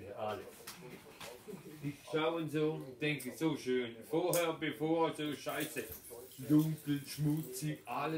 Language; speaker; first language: German; non-native, learner; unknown